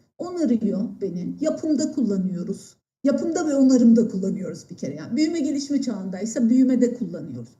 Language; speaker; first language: Turkish; native; Turkish